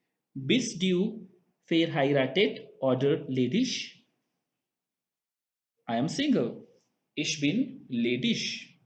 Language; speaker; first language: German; non-native, fluent; Hindi